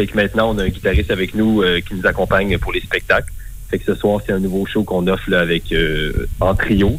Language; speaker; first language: French; native; French